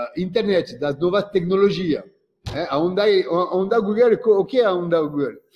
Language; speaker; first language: Portuguese; non-native, fluent; French